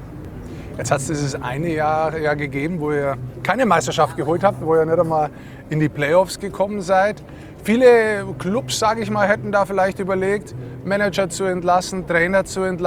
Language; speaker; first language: German; native; German